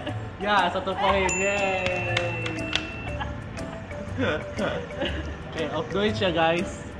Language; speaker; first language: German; non-native, learner; Indonesian